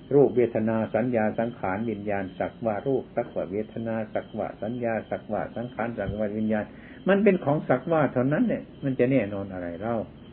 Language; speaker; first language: Thai; non-native, local second language; Lao